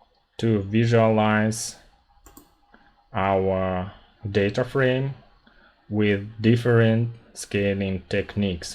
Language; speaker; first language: English; non-native, fluent; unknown